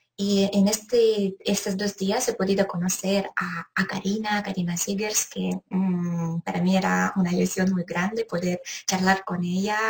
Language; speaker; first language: Spanish; non-native, fluent; Ukrainian